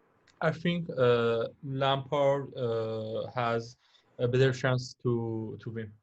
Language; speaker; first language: English; non-native, learner; Persian